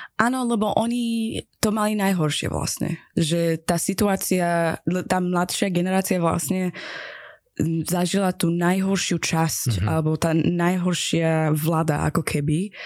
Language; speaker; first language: Slovak; non-native, fluent; Persian